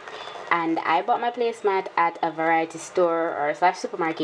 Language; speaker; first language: English; native; English